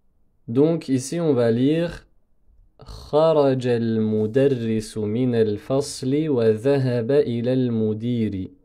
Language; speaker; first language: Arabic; non-native, fluent; French